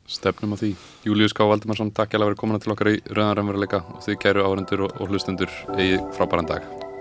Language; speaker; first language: Icelandic; native; Icelandic